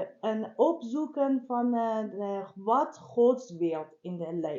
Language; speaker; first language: Dutch; non-native, learner; Persian